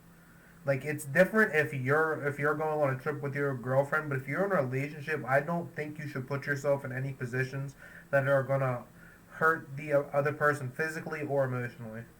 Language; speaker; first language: English; native; English